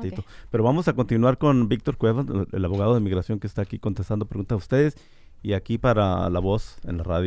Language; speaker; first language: Spanish; native; Spanish